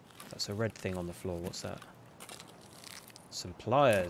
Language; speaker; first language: English; native; English